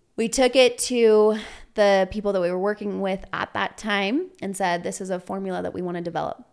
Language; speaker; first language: English; native; English